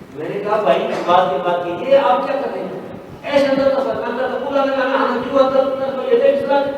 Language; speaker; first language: Urdu; non-native, local second language; Pashto